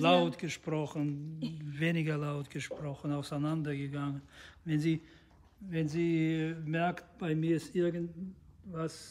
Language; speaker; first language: German; non-native, fluent; Russian